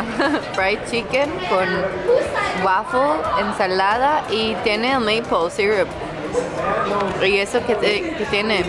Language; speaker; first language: Spanish; non-native, fluent; Croatian